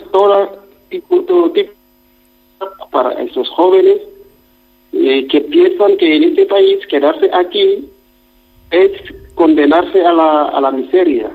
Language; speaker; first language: Spanish; non-native, fluent; Wolof